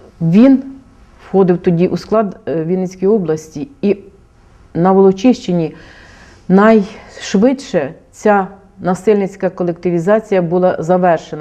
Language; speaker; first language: Ukrainian; native; Ukrainian